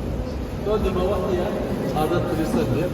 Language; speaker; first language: Indonesian; non-native, learner; Turkish